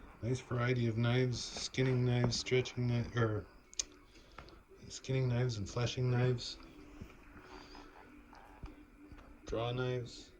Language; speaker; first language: English; native; English